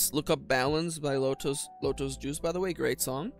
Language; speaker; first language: English; native; English